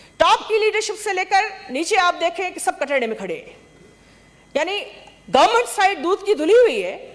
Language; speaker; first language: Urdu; non-native, local second language; Sindhi